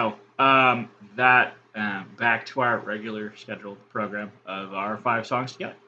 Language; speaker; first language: English; native; English